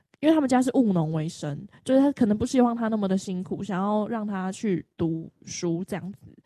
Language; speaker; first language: Chinese; native; Chinese